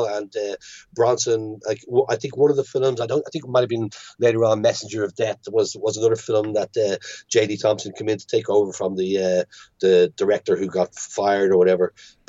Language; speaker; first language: English; native; English